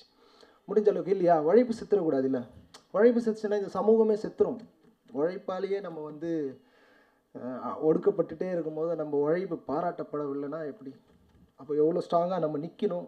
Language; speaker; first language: Tamil; native; Tamil